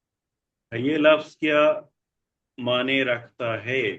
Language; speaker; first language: Hindi; non-native, learner; Bangla